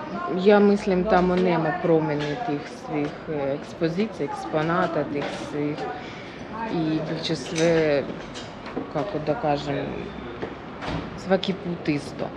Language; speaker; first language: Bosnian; non-native, fluent; Russian